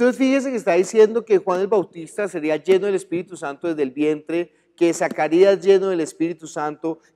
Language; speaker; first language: Spanish; native; Spanish